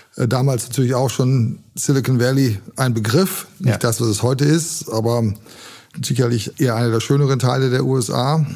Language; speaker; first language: German; native; German